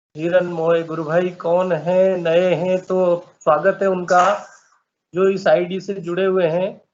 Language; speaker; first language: Hindi; native; Hindi